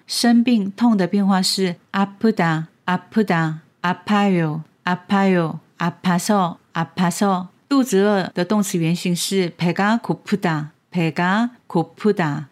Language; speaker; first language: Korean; non-native, fluent; Chinese